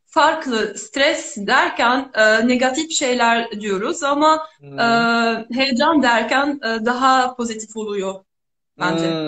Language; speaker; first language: Turkish; non-native, fluent; Indonesian